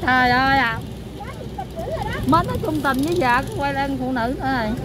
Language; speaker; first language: Vietnamese; native; Vietnamese